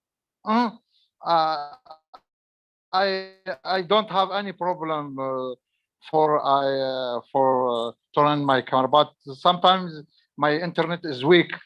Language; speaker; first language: English; non-native, learner; Arabic